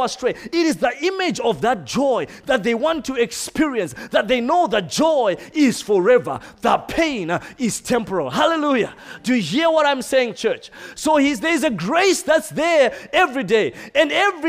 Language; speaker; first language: English; non-native, local second language; Shona